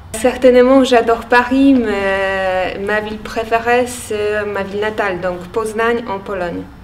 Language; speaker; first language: French; non-native, fluent; Polish